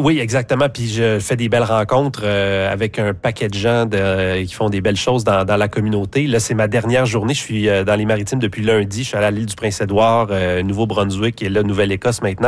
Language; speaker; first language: French; native; French